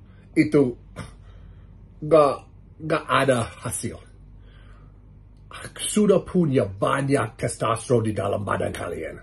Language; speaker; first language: Indonesian; non-native, learner; English